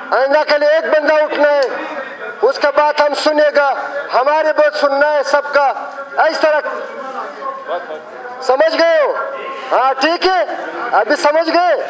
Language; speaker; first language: Urdu; non-native, local second language; Pashto